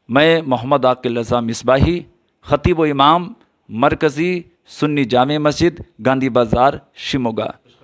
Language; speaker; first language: Hindi; native; Hindi